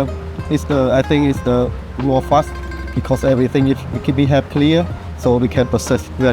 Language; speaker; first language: English; non-native, learner; Khmer